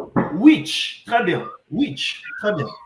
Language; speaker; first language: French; non-native, fluent; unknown